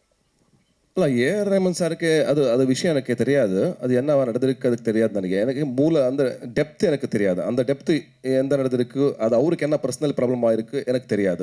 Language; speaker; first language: Tamil; non-native, local second language; Kannada